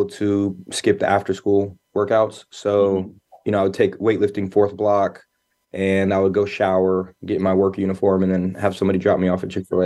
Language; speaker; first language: English; native; English